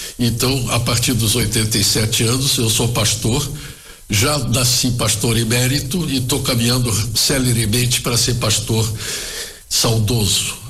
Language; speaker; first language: Portuguese; early bilingual, other home language; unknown